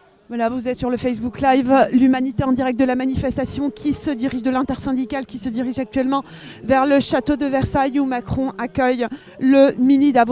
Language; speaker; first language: French; native; French